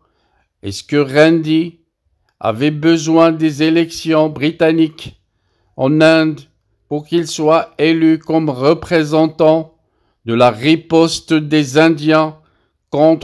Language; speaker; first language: French; non-native, local second language; Arabic